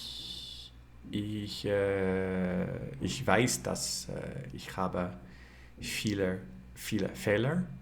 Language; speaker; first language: German; non-native, learner; English